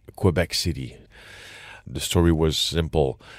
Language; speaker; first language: English; non-native, fluent; French